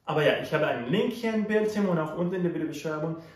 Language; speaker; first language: German; non-native, fluent; Spanish